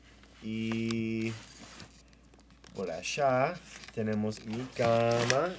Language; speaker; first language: Spanish; non-native, fluent; English